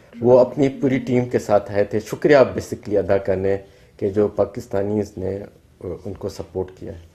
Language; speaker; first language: Urdu; non-native, local second language; Baluchi